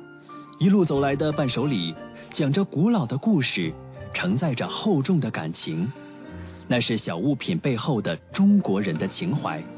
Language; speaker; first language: Chinese; native; Chinese